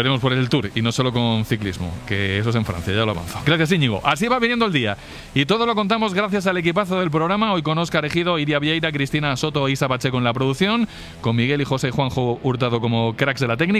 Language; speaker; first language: Spanish; native; Spanish